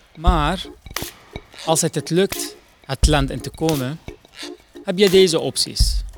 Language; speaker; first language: Dutch; non-native, fluent; Arabic